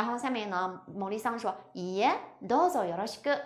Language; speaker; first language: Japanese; non-native, fluent; Chinese